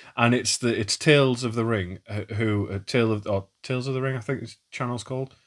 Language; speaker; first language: English; native; English